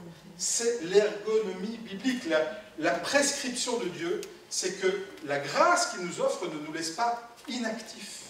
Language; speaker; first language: French; native; French